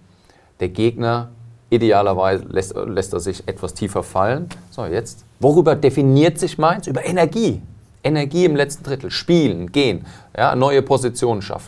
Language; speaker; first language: German; native; German